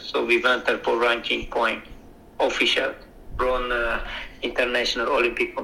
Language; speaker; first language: Swedish; non-native, fluent; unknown